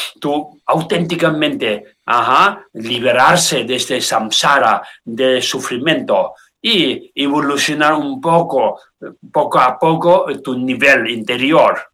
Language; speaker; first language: Spanish; non-native, learner; Tibetan